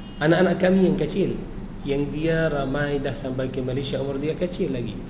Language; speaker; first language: Malay; non-native, fluent; Arabic